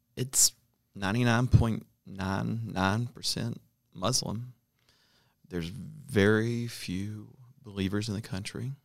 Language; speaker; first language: English; native; English